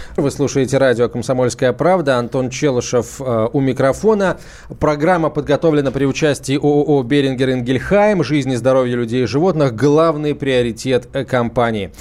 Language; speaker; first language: Russian; native; Russian